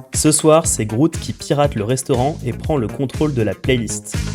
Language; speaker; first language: French; native; French